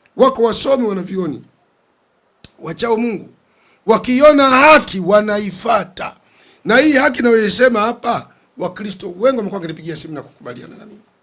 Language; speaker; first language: Swahili; native; Swahili